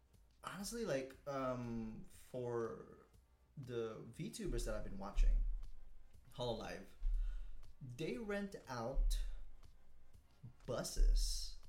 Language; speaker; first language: English; non-native, local second language; Filipino